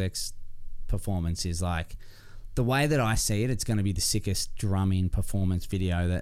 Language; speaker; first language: English; native; English